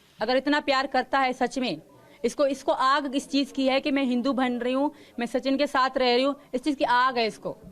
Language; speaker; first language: Urdu; non-native, local second language; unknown